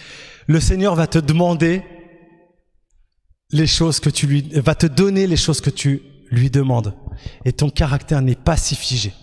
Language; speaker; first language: French; native; French